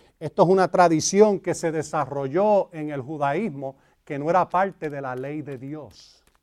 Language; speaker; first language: Spanish; early bilingual, heritage; Spanish